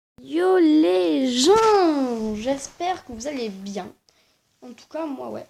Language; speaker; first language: French; native; French